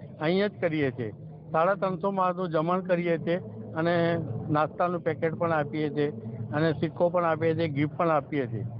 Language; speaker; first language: Gujarati; non-native, local second language; Sindhi